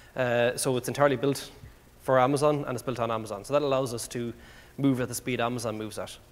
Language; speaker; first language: English; native; English